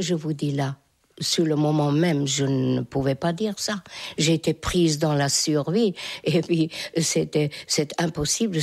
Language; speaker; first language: French; non-native, fluent; Hungarian